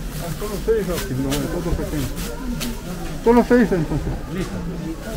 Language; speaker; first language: Spanish; non-native, fluent; Korean